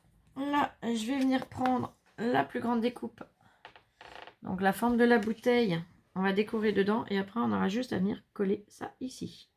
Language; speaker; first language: French; native; French